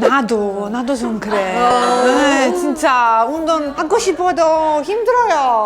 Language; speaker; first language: Korean; non-native, fluent; Italian